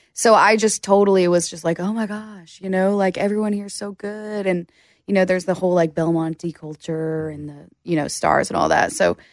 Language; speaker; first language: English; native; English